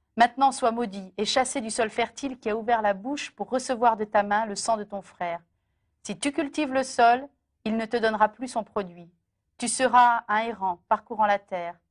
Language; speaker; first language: French; native; French